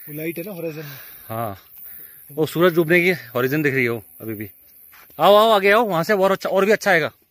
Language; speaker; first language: Hindi; native; Hindi